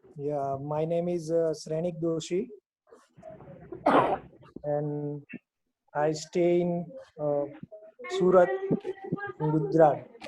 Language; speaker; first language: English; non-native, learner; Gujarati